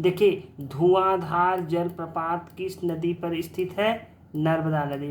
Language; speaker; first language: Hindi; native; Hindi